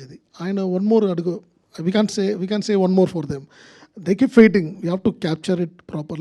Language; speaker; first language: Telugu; non-native, learner; Tamil